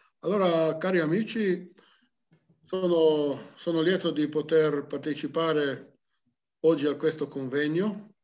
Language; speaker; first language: Italian; non-native, local second language; Slovenian